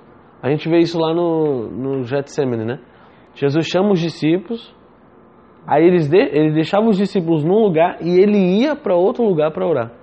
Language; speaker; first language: Portuguese; native; Portuguese